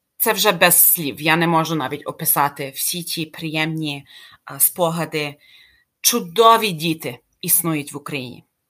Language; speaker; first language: Ukrainian; early bilingual, heritage; Ukrainian